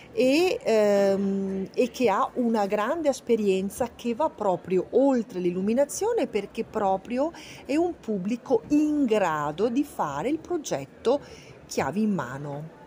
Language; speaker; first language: Italian; native; Italian